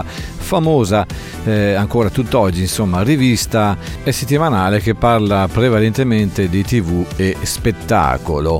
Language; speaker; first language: Italian; native; Italian